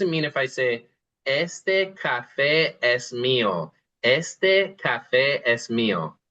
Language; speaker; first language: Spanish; non-native, fluent; English